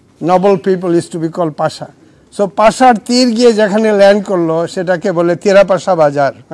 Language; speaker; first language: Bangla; native; Bangla